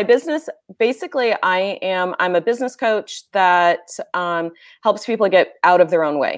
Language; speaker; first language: English; native; English